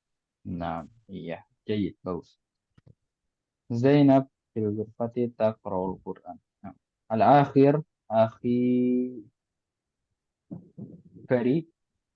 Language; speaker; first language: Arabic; non-native, fluent; Indonesian